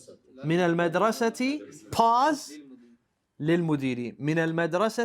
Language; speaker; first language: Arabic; non-native, fluent; English